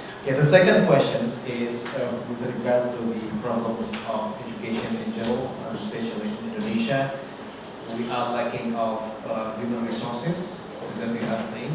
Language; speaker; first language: English; non-native, fluent; Indonesian